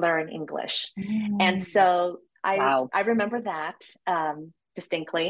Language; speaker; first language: English; native; English